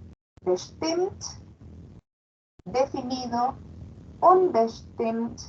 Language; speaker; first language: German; non-native, fluent; Spanish